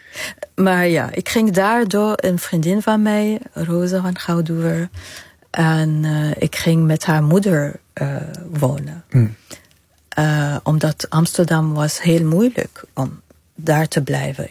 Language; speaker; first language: Dutch; non-native, fluent; Arabic